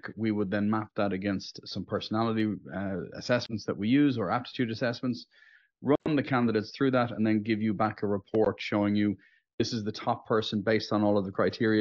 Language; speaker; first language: English; native; English